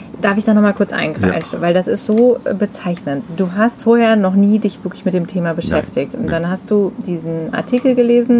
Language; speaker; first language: German; native; German